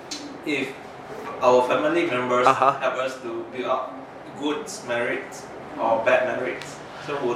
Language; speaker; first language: English; non-native, learner; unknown